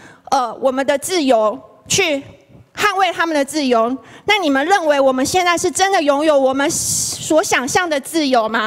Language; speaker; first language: Chinese; native; Chinese